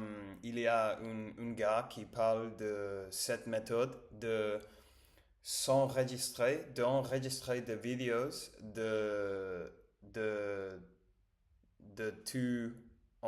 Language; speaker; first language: French; non-native, learner; Spanish